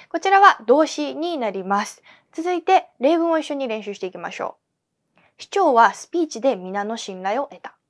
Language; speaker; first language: Japanese; native; Japanese